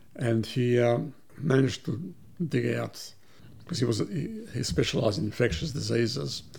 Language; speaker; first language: English; early bilingual, other home language; Serbian